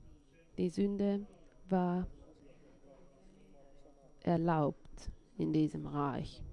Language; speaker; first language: German; non-native, fluent; Finnish